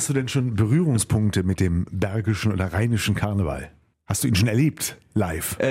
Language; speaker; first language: German; native; German